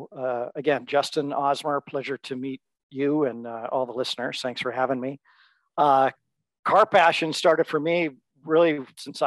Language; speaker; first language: English; native; English